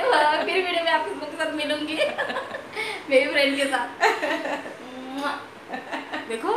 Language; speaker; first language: Hindi; native; Hindi